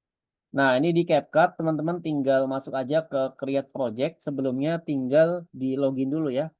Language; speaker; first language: Indonesian; native; Indonesian